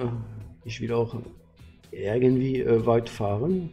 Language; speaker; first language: German; non-native, learner; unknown